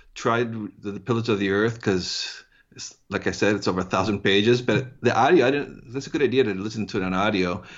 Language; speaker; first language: English; early bilingual, heritage; English